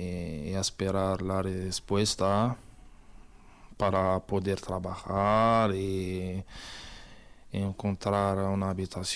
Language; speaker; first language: Spanish; non-native, learner; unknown